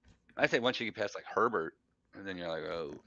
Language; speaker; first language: English; native; English